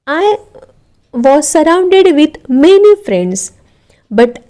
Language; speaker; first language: English; non-native, local second language; Marathi